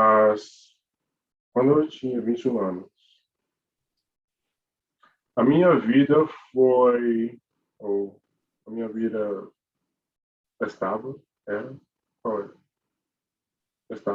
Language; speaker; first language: Portuguese; non-native, learner; English